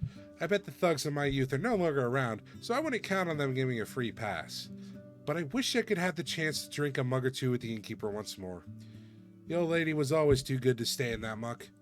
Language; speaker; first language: English; native; English